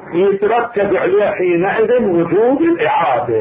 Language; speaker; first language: Arabic; native; Arabic